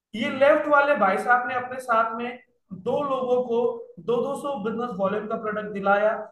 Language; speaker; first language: Hindi; non-native, local second language; Nepali